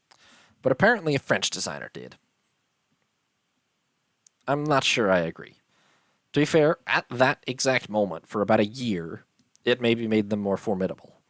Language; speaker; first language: English; native; English